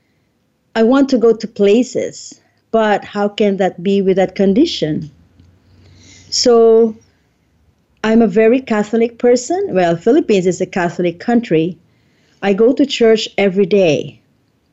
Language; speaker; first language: English; non-native, local second language; Filipino